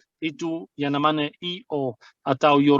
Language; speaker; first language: Indonesian; non-native, fluent; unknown